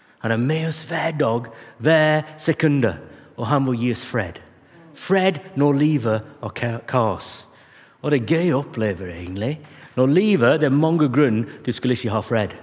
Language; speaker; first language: Norwegian; non-native, fluent; English